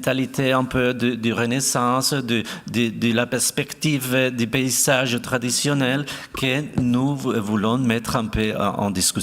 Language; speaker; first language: French; non-native, fluent; Spanish